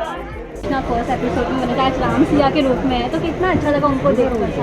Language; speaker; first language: Hindi; native; Hindi